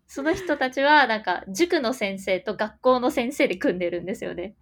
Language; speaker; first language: Japanese; native; Japanese